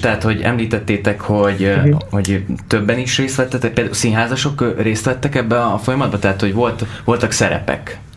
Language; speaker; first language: Hungarian; native; Hungarian